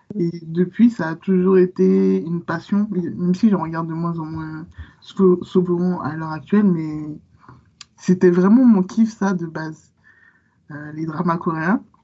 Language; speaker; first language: French; native; French